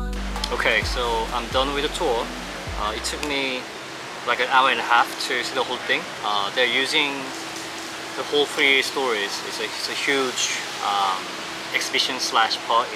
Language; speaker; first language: English; non-native, fluent; Korean